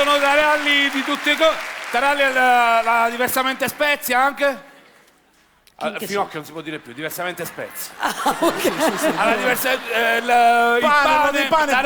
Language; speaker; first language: Italian; native; Italian